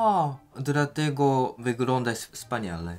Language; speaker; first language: Polish; non-native, learner; Japanese